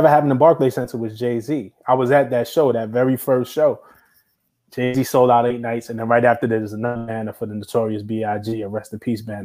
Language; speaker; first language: English; native; English